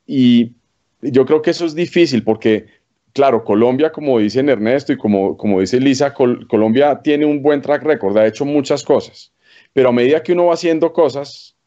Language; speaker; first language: Spanish; native; Spanish